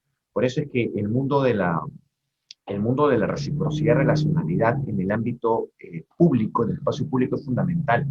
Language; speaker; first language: Spanish; native; Spanish